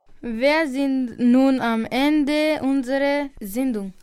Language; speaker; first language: German; non-native, learner; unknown